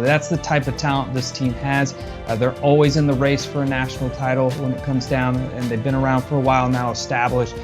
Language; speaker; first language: English; native; English